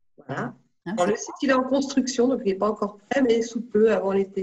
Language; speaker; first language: French; native; French